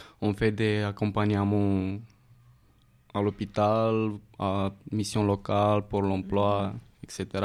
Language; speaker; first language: French; non-native, learner; Romanian